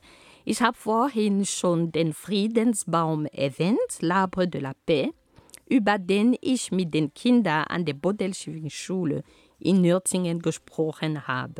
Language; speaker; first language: German; non-native, fluent; Ghomala